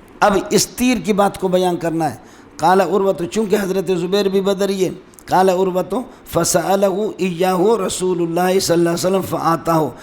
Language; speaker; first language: Urdu; non-native, local second language; Brahui